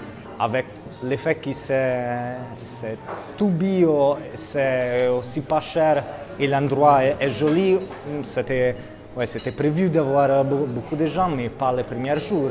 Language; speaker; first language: French; non-native, fluent; Italian